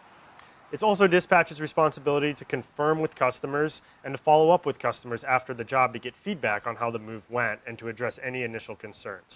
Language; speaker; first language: English; native; English